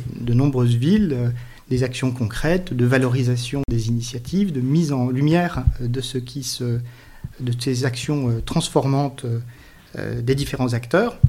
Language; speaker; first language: French; native; French